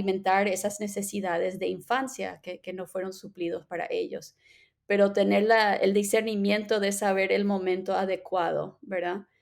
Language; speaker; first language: Spanish; non-native, fluent; English